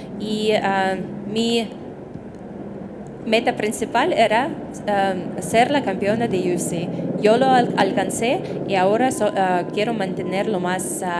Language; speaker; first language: Spanish; non-native, fluent; Russian